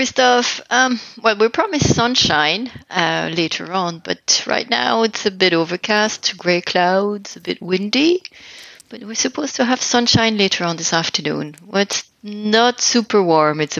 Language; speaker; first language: English; non-native, fluent; French